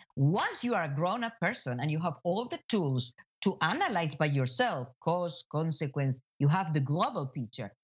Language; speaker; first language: English; non-native, fluent; Spanish